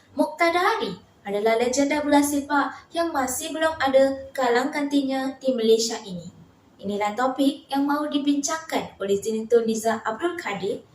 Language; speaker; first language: Malay; non-native, local second language; Tamil